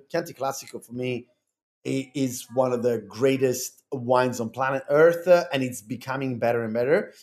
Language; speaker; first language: English; non-native, fluent; Italian